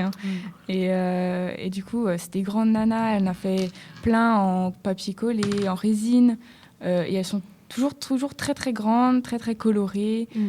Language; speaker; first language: French; native; French